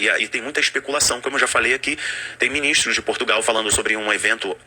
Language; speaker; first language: Portuguese; native; Portuguese